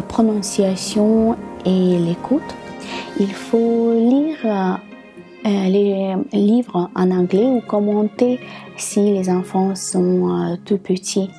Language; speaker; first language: French; non-native, fluent; Russian